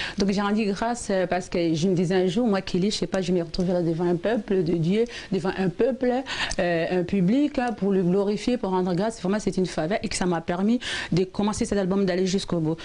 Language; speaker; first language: French; non-native, local second language; Lingala